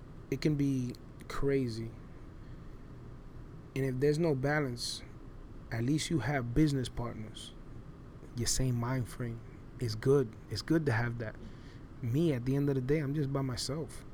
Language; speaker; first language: English; early bilingual, other home language; Spanish